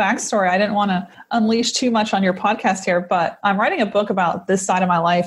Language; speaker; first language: English; native; English